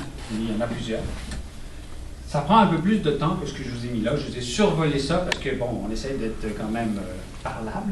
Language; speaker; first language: French; native; French